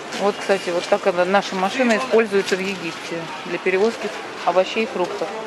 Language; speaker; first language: Russian; native; Russian